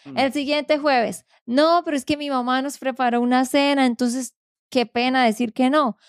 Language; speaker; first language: Spanish; native; Spanish